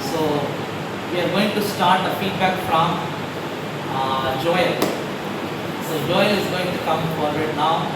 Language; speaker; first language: English; non-native, local second language; Tamil